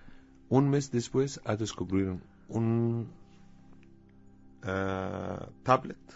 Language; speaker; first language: Spanish; non-native, learner; Arabic